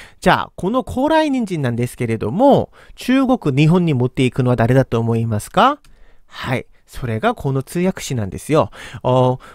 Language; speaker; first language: Japanese; non-native, fluent; Korean